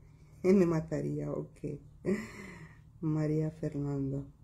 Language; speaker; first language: Spanish; non-native, fluent; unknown